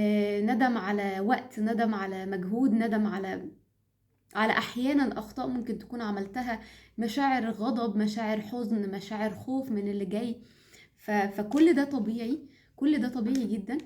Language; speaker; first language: Arabic; native; Arabic